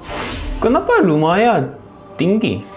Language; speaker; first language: Indonesian; non-native, learner; Korean